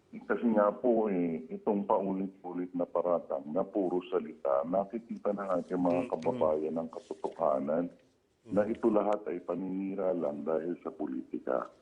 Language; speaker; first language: Filipino; native; Filipino